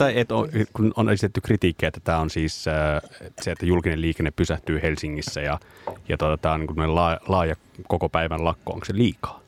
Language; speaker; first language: Finnish; native; Finnish